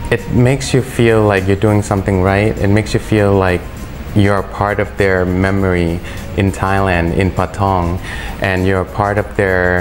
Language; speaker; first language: English; early bilingual, other home language; Thai